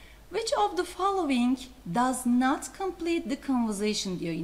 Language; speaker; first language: English; non-native, fluent; Turkish